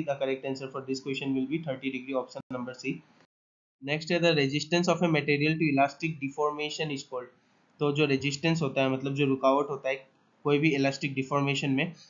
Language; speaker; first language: Hindi; non-native, local second language; Assamese